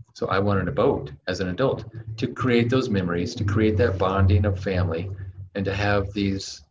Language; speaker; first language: English; native; English